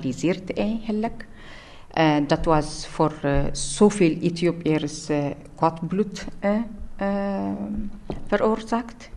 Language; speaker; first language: Dutch; non-native, learner; Tigrinya